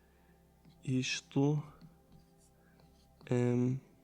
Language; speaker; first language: Portuguese; non-native, learner; German